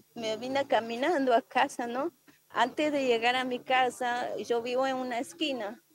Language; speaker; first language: Spanish; native; Spanish